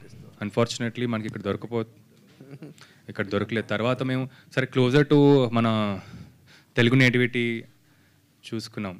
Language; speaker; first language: Telugu; native; Telugu